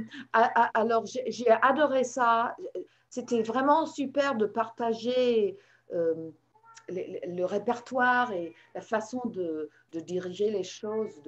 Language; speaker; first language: French; non-native, fluent; English